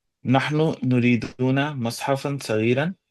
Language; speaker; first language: Arabic; non-native, learner; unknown